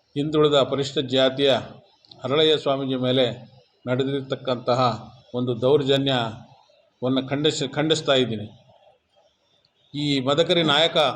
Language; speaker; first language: Kannada; non-native, local second language; Lambadi